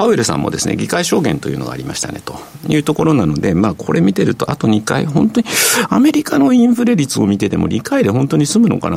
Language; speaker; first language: Japanese; native; Japanese